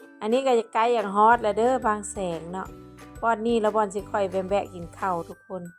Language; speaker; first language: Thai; non-native, local second language; Lao